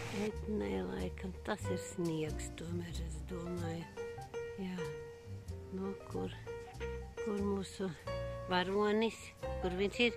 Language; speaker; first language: Latvian; non-native, local second language; Russian